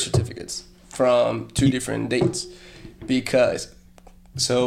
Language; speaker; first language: English; non-native, fluent; Spanish